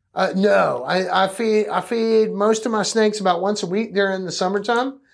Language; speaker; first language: English; native; English